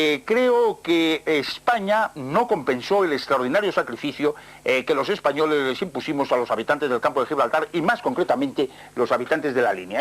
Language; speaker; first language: Spanish; native; Spanish